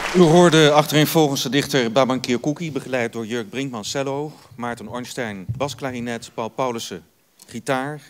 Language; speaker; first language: Dutch; native; Dutch